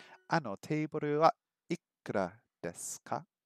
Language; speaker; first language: Japanese; non-native, learner; English